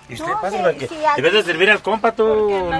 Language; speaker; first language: Spanish; native; Spanish